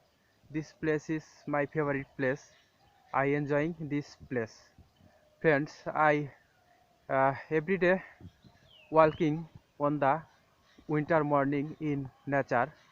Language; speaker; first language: English; non-native, learner; Bangla